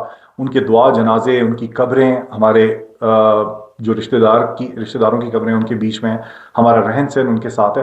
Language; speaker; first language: Urdu; non-native, local second language; Northern Hindko